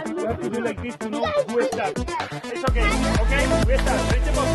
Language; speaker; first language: English; non-native, learner; Spanish